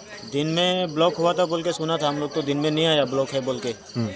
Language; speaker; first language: Hindi; non-native, local second language; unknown